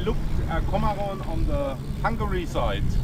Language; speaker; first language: English; non-native, fluent; German